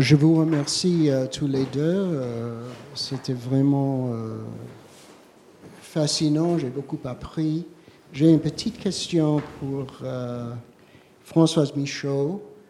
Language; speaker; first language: French; non-native, fluent; English